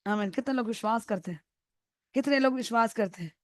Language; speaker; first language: Hindi; non-native, local second language; Malayalam